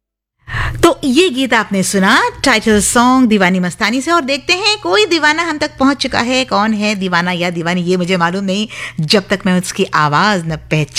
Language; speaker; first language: Hindi; native; Hindi